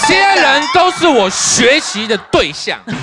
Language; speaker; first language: Chinese; native; Chinese